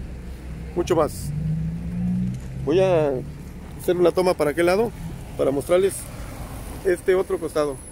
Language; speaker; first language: Spanish; native; Spanish